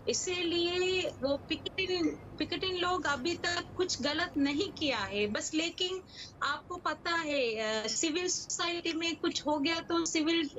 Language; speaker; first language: Hindi; non-native, learner; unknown